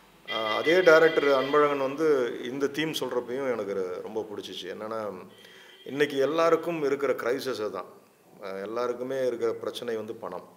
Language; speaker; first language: Tamil; native; Tamil